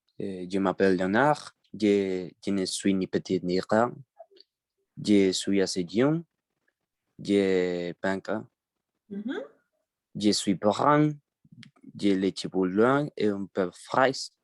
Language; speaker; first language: French; non-native, learner; Spanish